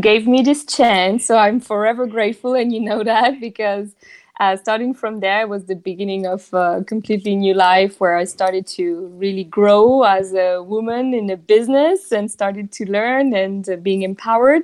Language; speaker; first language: English; non-native, fluent; French